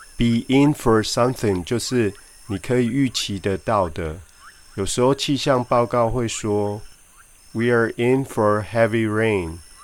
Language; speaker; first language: Chinese; native; Chinese